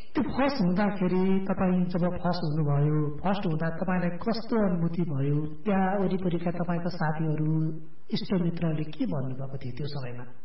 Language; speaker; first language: Nepali; native; Nepali